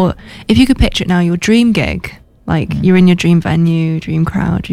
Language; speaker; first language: English; native; English